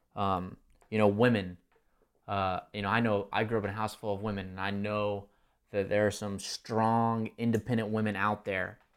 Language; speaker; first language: English; native; English